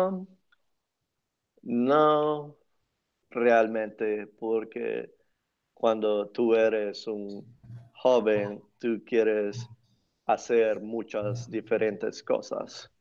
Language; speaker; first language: Spanish; early bilingual, other home language; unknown